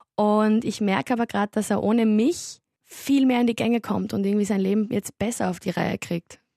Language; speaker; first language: German; native; German